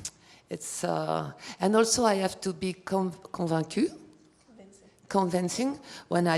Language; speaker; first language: English; non-native, learner; French